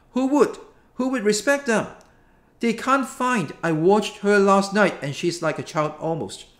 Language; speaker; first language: English; non-native, local second language; Cantonese